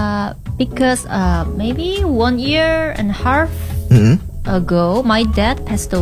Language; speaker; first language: English; non-native, learner; Korean